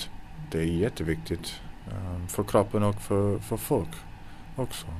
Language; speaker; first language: Swedish; non-native, fluent; English